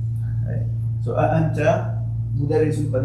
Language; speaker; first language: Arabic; non-native, fluent; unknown